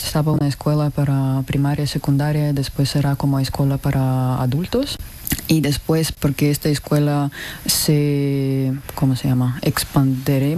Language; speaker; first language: Spanish; non-native, learner; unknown